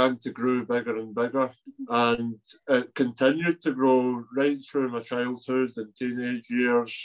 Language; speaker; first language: English; native; English